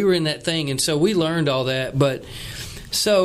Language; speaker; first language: English; native; English